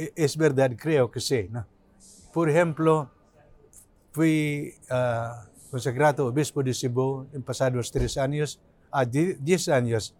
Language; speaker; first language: Spanish; non-native, learner; Cebuano